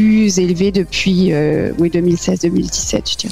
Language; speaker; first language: French; native; French